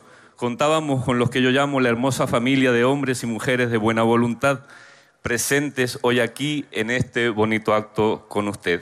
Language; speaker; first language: Spanish; native; Spanish